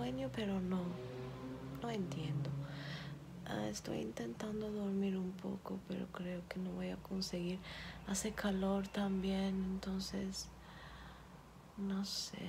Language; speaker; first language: Spanish; non-native, fluent; Turkish